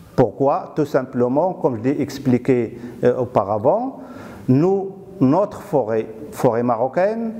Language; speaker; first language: French; non-native, local second language; Arabic